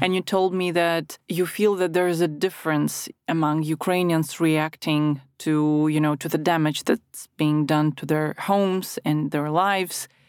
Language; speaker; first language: English; non-native, fluent; Ukrainian